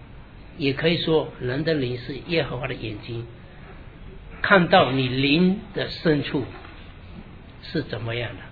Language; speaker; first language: Chinese; native; Chinese